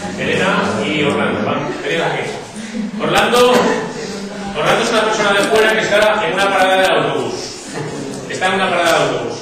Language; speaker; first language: Spanish; native; Spanish